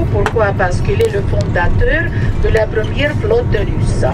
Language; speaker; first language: French; non-native, fluent; Russian